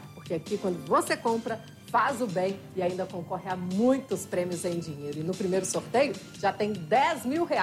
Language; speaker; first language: Portuguese; native; Portuguese